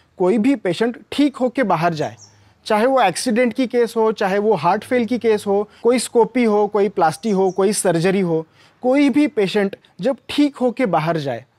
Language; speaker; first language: Hindi; non-native, local second language; Marathi